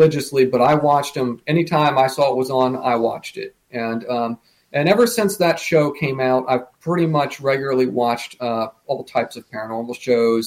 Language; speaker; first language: English; native; English